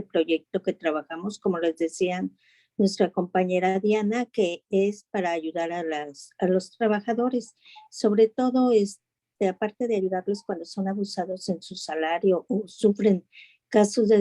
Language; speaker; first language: Spanish; native; Spanish